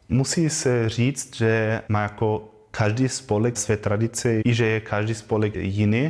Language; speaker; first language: Czech; non-native, fluent; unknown